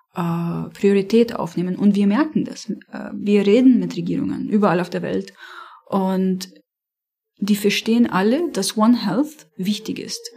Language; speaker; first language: German; non-native, fluent; Arabic